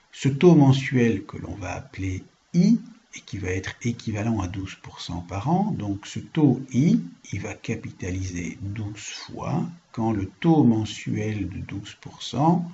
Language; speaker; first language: French; native; French